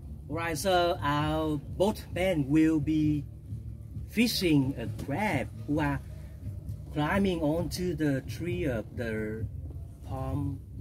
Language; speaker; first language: English; non-native, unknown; Vietnamese